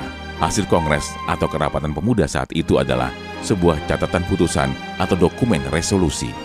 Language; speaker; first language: Indonesian; native; Indonesian